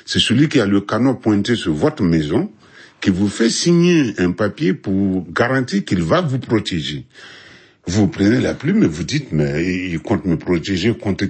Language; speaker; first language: French; non-native, local second language; Mossi